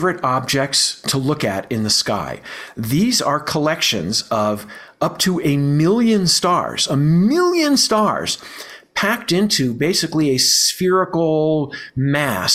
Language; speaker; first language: English; native; English